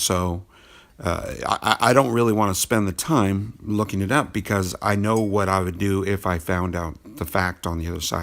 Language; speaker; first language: English; native; English